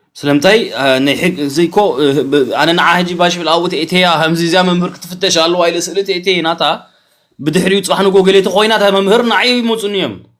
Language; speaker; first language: Tigrinya; early bilingual, heritage; Tigrinya